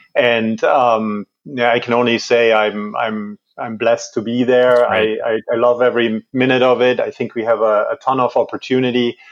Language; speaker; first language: English; non-native, fluent; German